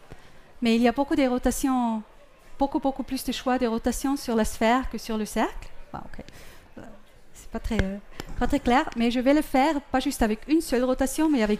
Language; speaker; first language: French; non-native, fluent; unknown